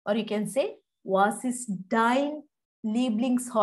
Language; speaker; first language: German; non-native, fluent; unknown